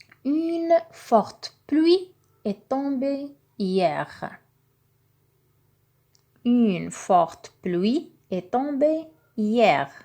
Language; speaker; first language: French; non-native, local second language; Arabic